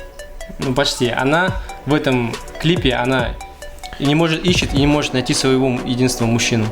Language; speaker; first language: Russian; native; Russian